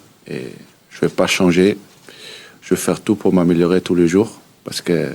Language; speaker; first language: French; early bilingual, heritage; French